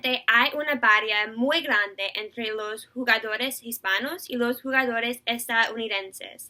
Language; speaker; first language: Spanish; non-native, learner; English